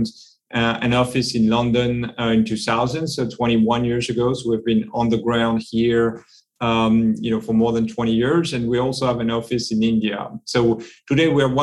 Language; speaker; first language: English; non-native, fluent; French